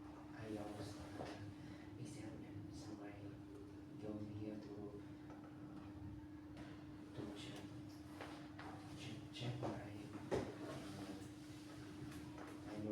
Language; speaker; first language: English; non-native, learner; Vietnamese